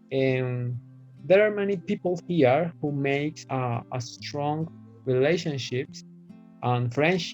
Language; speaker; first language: English; non-native, fluent; Spanish